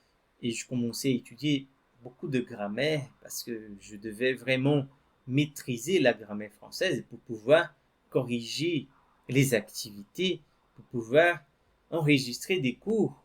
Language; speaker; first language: French; non-native, fluent; Portuguese